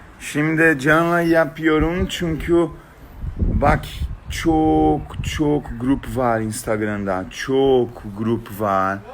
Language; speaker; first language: Turkish; non-native, learner; Portuguese